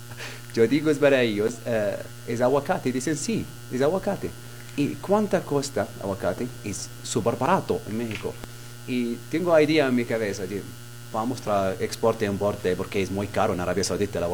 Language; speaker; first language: Spanish; non-native, learner; Arabic